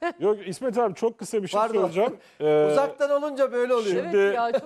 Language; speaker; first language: Turkish; native; Turkish